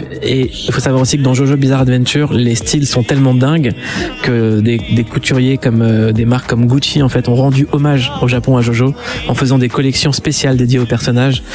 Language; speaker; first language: French; native; French